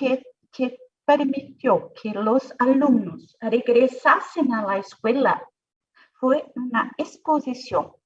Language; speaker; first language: Spanish; non-native, fluent; Portuguese